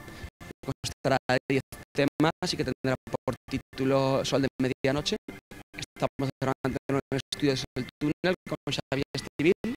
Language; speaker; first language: Spanish; native; Spanish